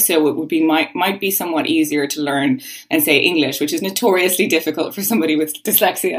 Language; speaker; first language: English; native; English